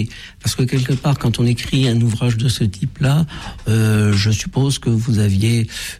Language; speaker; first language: French; native; French